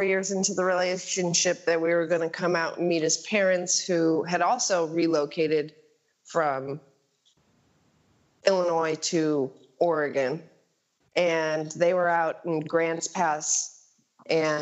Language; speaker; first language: English; native; English